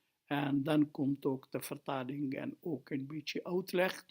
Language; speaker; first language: Dutch; non-native, fluent; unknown